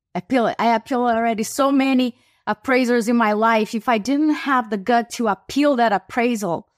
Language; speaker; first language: English; non-native, fluent; Portuguese